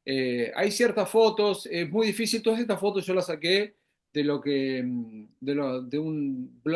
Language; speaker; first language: Spanish; native; Spanish